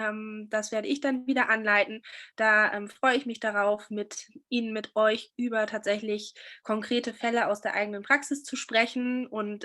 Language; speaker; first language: German; native; German